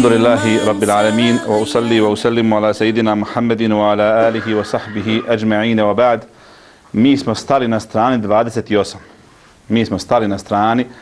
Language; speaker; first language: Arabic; non-native, fluent; Bosnian